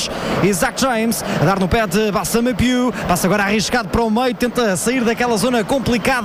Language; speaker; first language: Portuguese; native; Portuguese